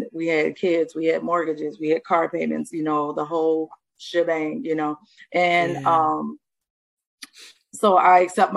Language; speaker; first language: English; native; English